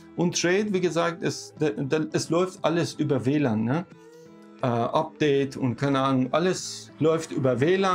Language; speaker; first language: German; non-native, fluent; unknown